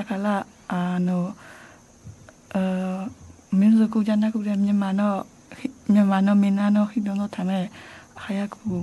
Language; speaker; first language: Japanese; non-native, learner; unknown